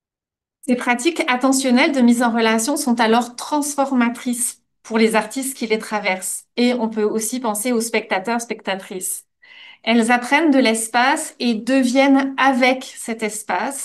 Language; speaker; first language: French; native; French